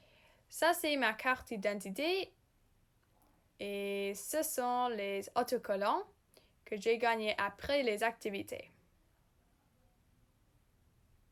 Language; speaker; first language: French; non-native, learner; English